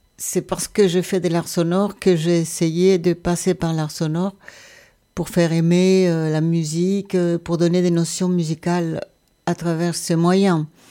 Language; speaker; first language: French; non-native, fluent; Spanish